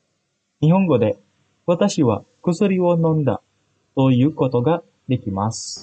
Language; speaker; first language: Japanese; non-native, fluent; Indonesian